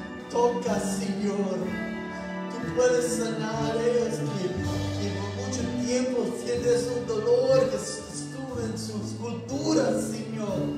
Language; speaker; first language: Spanish; non-native, learner; English